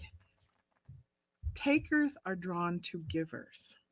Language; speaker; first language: English; native; English